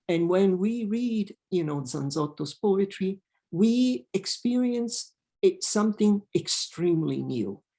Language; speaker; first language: English; non-native, fluent; Italian